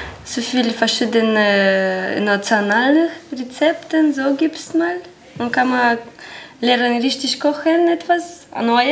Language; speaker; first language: German; non-native, learner; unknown